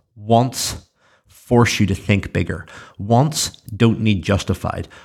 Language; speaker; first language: English; native; English